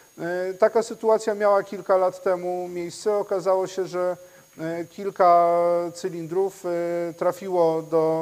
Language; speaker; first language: Polish; native; Polish